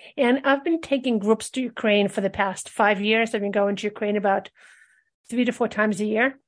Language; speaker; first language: English; early bilingual, other home language; Russian